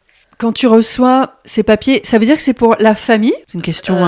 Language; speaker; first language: French; native; French